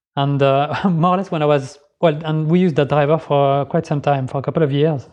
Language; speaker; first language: English; non-native, fluent; French